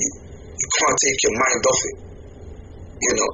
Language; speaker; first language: English; native; English